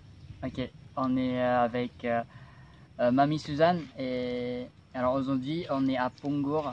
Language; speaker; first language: French; non-native, learner; Indonesian